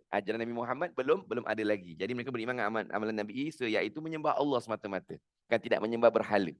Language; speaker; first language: Malay; native; Malay